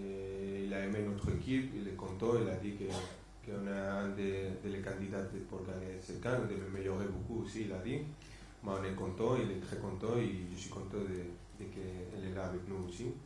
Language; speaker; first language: French; non-native, fluent; Spanish